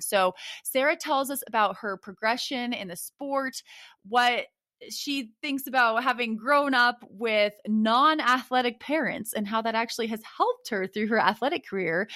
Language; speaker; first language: English; native; English